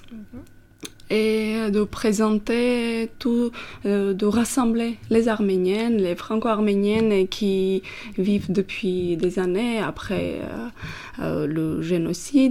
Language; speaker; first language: French; non-native, fluent; Armenian